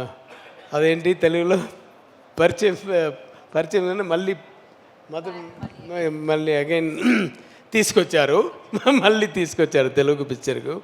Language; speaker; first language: Telugu; non-native, learner; Tamil